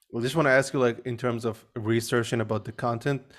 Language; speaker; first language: English; early bilingual, other home language; Arabic